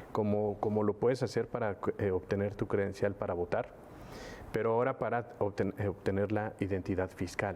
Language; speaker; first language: Spanish; native; Spanish